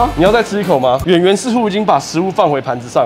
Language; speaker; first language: Chinese; native; Chinese